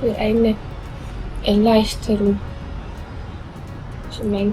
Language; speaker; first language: German; non-native, fluent; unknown